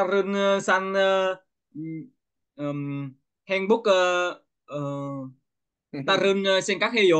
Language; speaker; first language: Korean; non-native, learner; Vietnamese